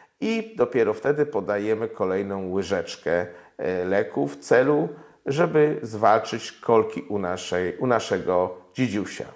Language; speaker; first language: Polish; native; Polish